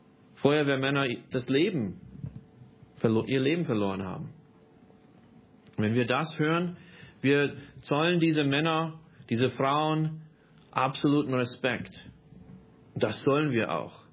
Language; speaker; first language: German; non-native, fluent; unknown